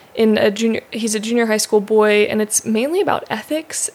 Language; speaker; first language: English; native; English